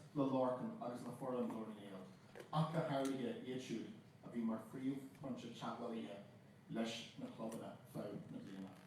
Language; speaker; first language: Irish; native; Irish